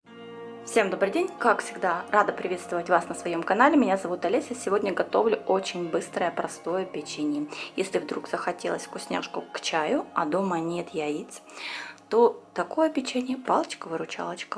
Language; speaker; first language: Russian; native; Russian